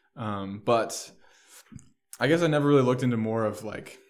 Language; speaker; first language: English; native; English